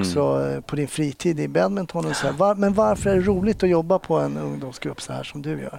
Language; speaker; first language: Swedish; native; Swedish